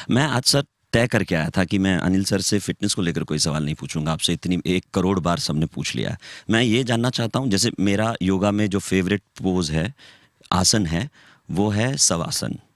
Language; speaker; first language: Hindi; native; Hindi